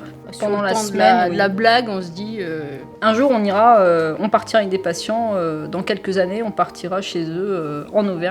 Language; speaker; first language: French; native; French